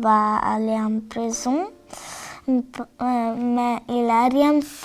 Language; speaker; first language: French; non-native, learner; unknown